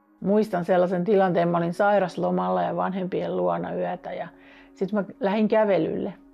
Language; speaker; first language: Finnish; native; Finnish